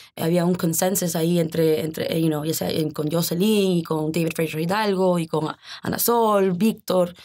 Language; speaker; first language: Spanish; early bilingual, heritage; Spanish